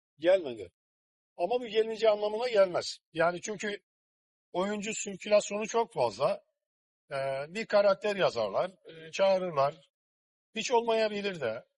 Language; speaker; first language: Turkish; native; Turkish